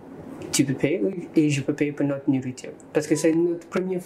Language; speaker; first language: French; non-native, learner; English